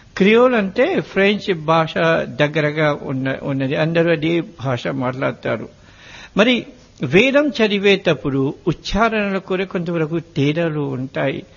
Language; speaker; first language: Telugu; non-native, fluent; Morisyen